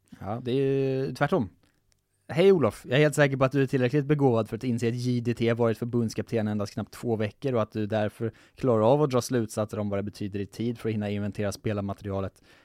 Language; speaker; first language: Swedish; native; Swedish